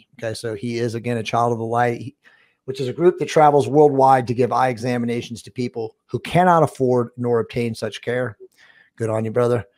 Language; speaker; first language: English; native; English